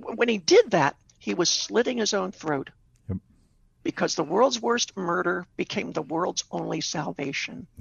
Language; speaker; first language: English; native; English